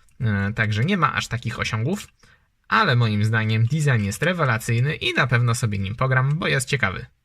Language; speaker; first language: Polish; native; Polish